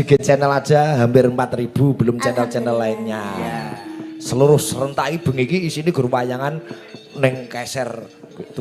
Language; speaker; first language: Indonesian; non-native, local second language; Javanese